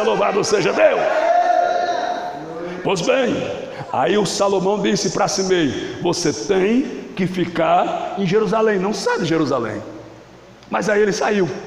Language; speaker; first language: Portuguese; native; Portuguese